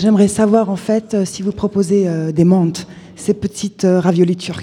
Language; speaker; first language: French; native; French